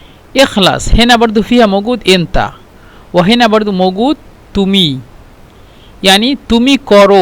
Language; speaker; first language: Arabic; non-native, fluent; Bangla